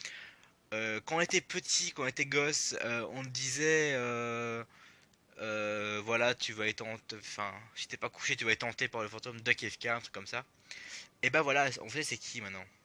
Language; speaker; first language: French; native; French